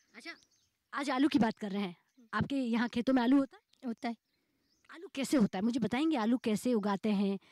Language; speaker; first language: Hindi; native; Hindi